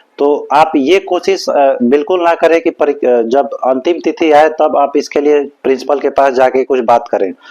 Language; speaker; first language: Hindi; native; Hindi